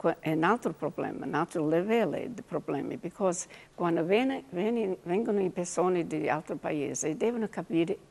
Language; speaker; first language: Italian; early bilingual, heritage; English